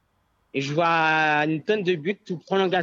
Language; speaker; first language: French; non-native, learner; Albanian